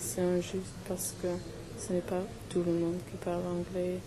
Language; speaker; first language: French; non-native, learner; English